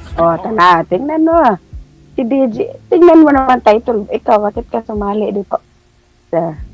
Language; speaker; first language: Filipino; non-native, local second language; Cebuano